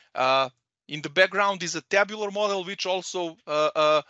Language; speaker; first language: English; non-native, fluent; Serbian